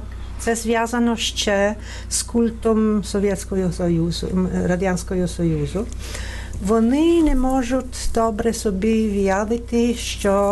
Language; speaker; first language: Ukrainian; non-native, fluent; Italian